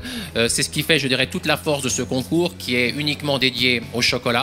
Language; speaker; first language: French; native; French